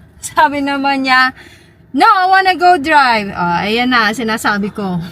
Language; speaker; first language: Filipino; native; Filipino